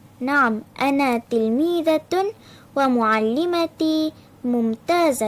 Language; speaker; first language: Arabic; non-native, learner; Malay